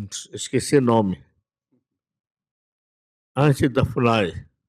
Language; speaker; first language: Portuguese; non-native, local second language; Yanomámi